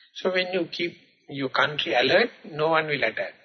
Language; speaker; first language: English; non-native, local second language; Sinhala